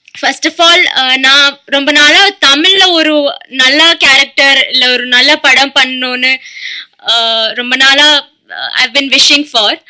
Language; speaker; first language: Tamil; non-native, learner; Malayalam